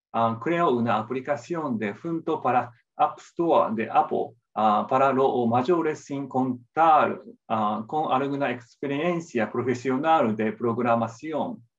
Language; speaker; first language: Spanish; non-native, fluent; Japanese